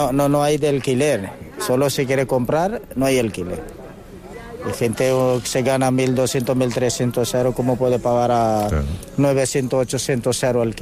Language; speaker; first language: Spanish; non-native, learner; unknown